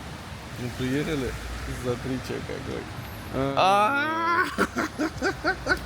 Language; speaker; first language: Russian; native; Russian